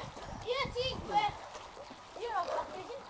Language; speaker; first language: Italian; early bilingual, other home language; Filipino